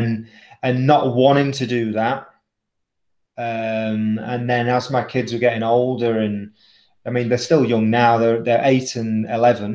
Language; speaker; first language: English; native; English